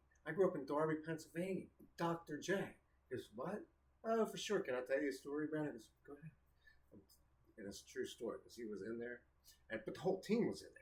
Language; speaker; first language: English; native; English